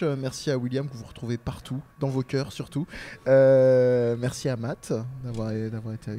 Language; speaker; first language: French; native; French